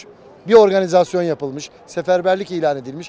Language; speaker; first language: Turkish; native; Turkish